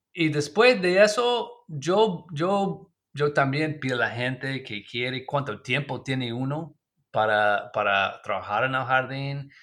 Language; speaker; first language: Spanish; non-native, learner; English